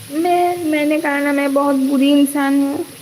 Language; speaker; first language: Hindi; non-native, local second language; Bangla